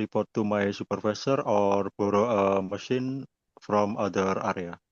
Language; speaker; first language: English; non-native, learner; Indonesian